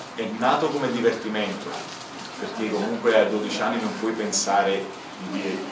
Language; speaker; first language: Italian; native; Italian